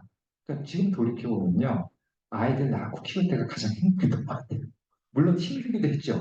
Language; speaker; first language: Korean; native; Korean